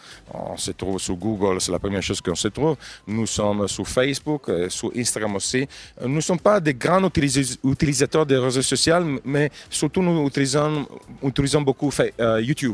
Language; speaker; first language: French; non-native, fluent; Italian